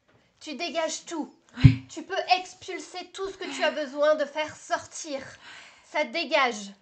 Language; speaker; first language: French; native; French